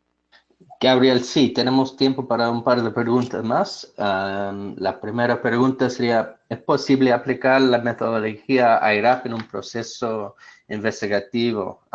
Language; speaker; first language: Spanish; non-native, fluent; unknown